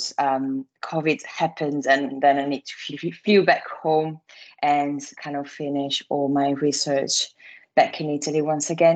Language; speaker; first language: English; non-native, fluent; Italian